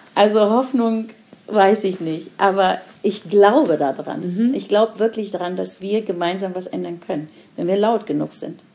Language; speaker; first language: German; non-native, fluent; Persian